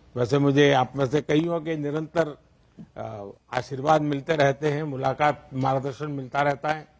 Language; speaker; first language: Hindi; non-native, local second language; Gujarati